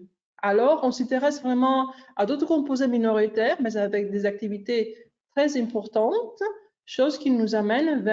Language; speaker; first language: French; non-native, fluent; Greek